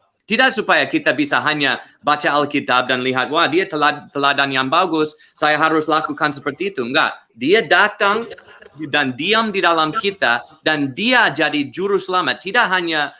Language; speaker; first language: Indonesian; non-native, learner; English